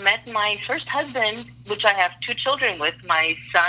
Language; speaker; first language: English; non-native, fluent; German